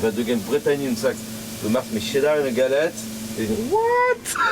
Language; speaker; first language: German; non-native, learner; French